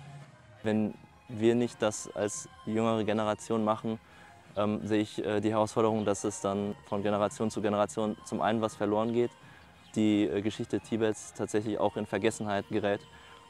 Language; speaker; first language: German; early bilingual, other home language; Tibetan